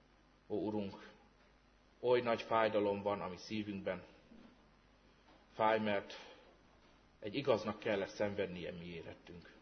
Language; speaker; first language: Hungarian; native; Hungarian